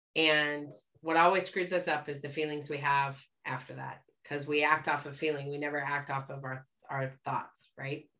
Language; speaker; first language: English; native; English